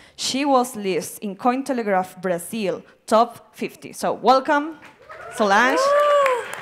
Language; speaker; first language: Spanish; native; Spanish